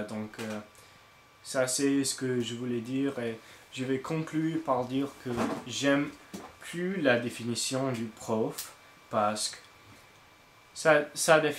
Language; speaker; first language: French; non-native, learner; English